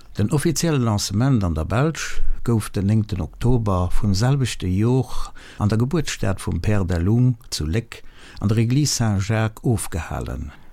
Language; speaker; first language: Luxembourgish; native; Luxembourgish